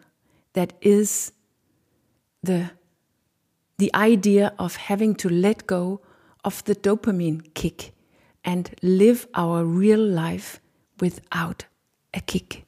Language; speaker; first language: English; non-native, fluent; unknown